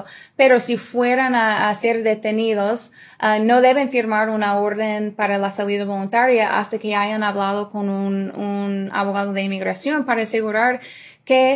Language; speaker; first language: Spanish; early bilingual, other home language; English